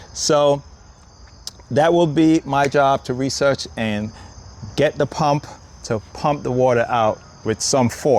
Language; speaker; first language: English; native; English